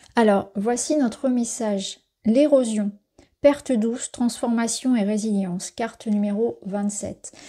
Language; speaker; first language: French; native; French